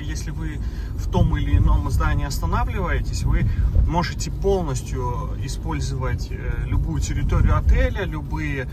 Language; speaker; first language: Russian; native; Russian